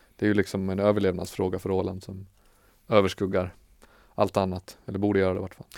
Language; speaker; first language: Swedish; native; Swedish